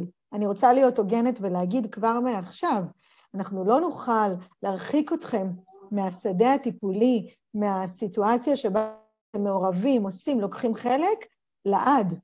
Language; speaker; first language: Hebrew; native; Hebrew